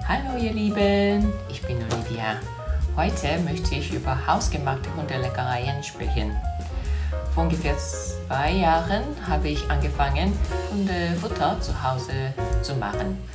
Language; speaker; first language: German; non-native, fluent; Korean